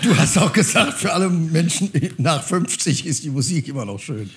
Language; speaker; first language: German; native; German